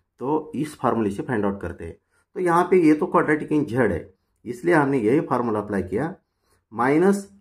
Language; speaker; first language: Hindi; non-native, local second language; Marathi